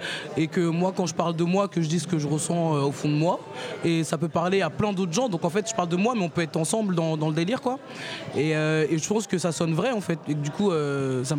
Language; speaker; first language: French; native; French